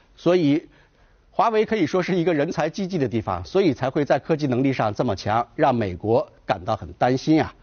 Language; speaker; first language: Chinese; native; Chinese